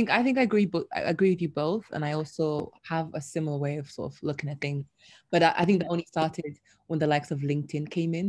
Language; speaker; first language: English; native; English